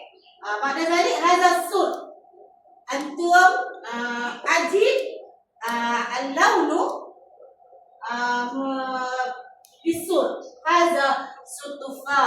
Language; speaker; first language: Arabic; non-native, learner; Malay